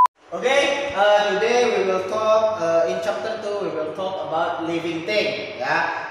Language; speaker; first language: English; non-native, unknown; Indonesian